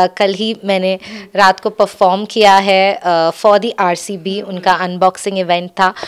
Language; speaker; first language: Hindi; native; Hindi